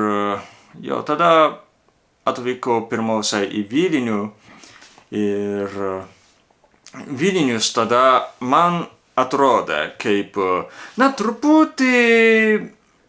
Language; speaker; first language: Lithuanian; non-native, learner; Japanese